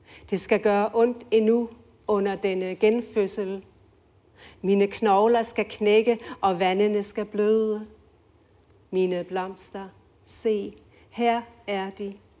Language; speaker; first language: Danish; non-native, local second language; Kalaallisut